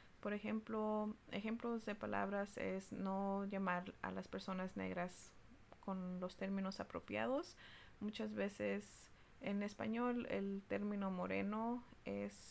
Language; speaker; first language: Spanish; early bilingual, heritage; Spanish